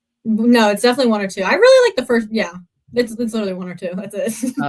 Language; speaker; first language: English; native; English